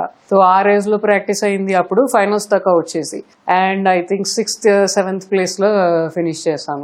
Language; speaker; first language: Telugu; non-native, local second language; Tamil